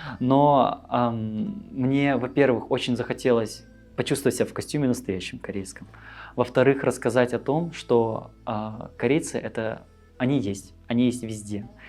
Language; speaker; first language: Russian; native; Russian